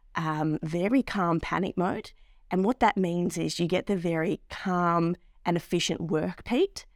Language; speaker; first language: English; native; English